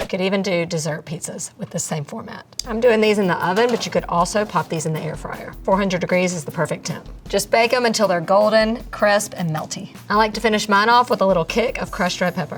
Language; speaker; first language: English; native; English